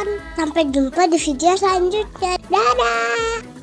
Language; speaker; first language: Indonesian; native; Indonesian